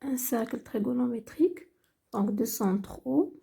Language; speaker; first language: French; non-native, local second language; Arabic